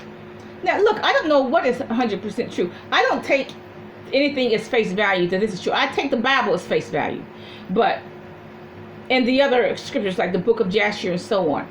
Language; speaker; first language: English; native; English